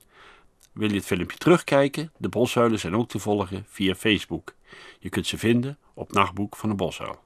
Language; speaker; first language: Dutch; native; Dutch